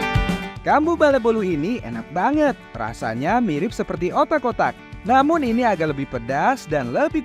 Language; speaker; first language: Indonesian; native; Indonesian